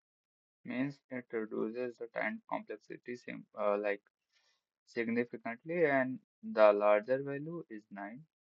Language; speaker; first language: English; non-native, local second language; Hindi